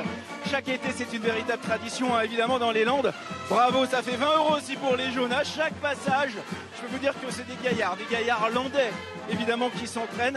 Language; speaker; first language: French; native; French